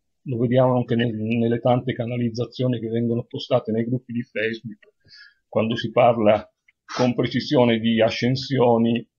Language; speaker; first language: Italian; native; Italian